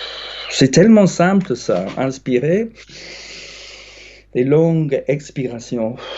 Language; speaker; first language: French; non-native, fluent; English